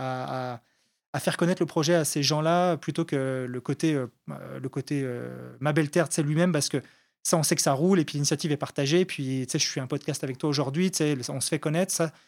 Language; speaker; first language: French; native; French